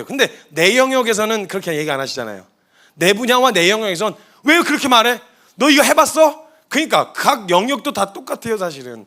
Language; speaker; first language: Korean; native; Korean